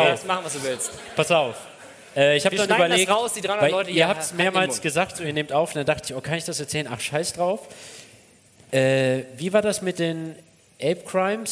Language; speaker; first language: German; native; German